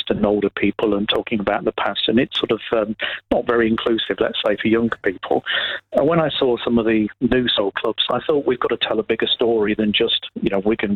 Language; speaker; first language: English; native; English